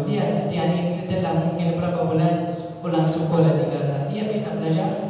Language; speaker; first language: Indonesian; non-native, learner; Arabic